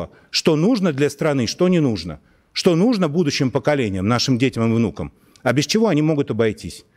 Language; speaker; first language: Russian; native; Russian